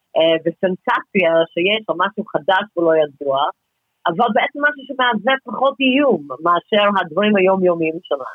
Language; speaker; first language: Hebrew; non-native, fluent; English